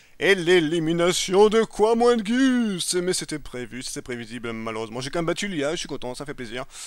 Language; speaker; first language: French; native; French